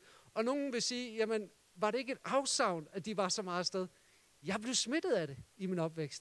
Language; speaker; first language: Danish; native; Danish